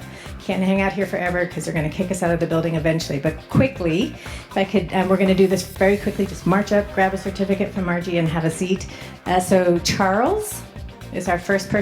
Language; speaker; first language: English; native; English